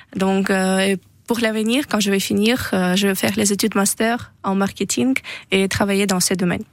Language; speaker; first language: French; non-native, learner; Russian